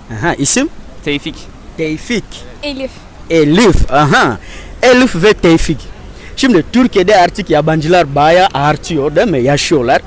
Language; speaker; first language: Turkish; non-native, fluent; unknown